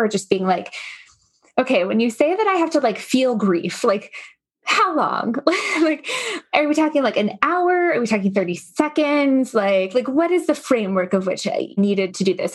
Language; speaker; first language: English; native; English